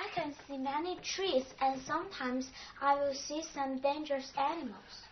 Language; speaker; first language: English; non-native, learner; Chinese